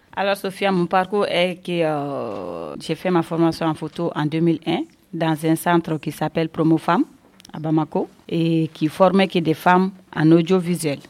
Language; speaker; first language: French; non-native, local second language; Bambara